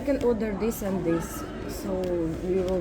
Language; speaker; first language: English; non-native, learner; Russian